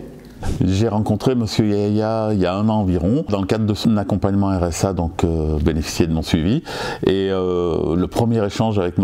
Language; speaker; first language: French; native; French